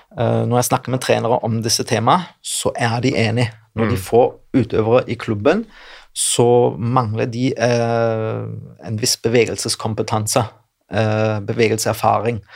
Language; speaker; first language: Norwegian; non-native, fluent; German